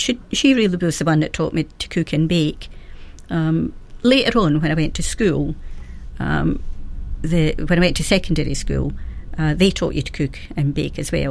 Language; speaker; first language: English; native; English